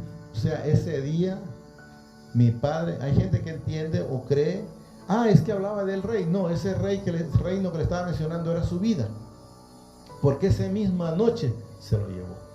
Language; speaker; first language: Spanish; native; Spanish